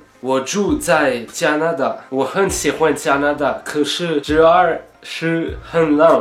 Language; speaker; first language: Chinese; non-native, learner; French